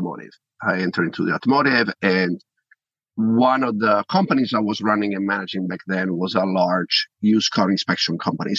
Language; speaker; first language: English; non-native, fluent; Italian